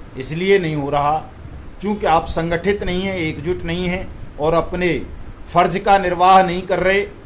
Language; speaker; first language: Hindi; native; Hindi